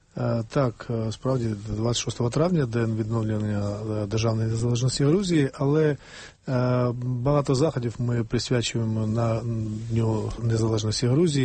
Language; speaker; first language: Ukrainian; non-native, fluent; Georgian